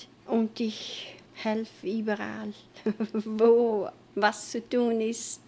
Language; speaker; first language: German; early bilingual, heritage; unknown